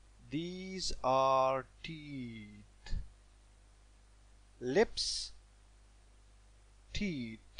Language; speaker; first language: English; non-native, local second language; Pashto